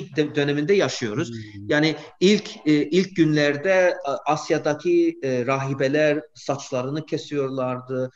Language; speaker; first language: Turkish; non-native, fluent; English